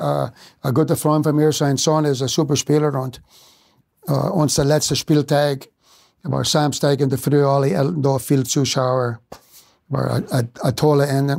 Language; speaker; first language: German; non-native, fluent; English